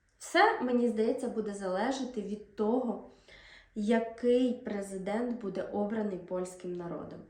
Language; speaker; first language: Ukrainian; native; Ukrainian